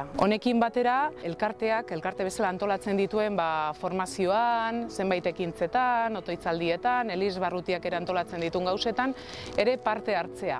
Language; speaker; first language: Basque; native; Basque